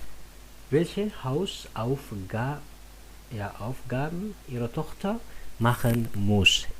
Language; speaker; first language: German; non-native, fluent; Tigrinya